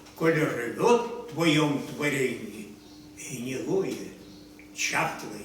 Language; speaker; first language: Russian; non-native, local second language; Ukrainian